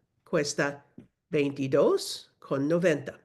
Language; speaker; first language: Spanish; non-native, fluent; English